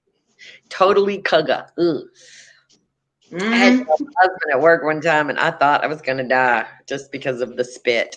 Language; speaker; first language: English; native; English